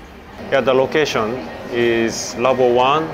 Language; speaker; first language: English; non-native, fluent; Japanese